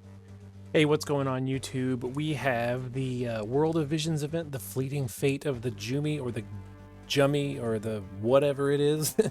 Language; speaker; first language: English; native; English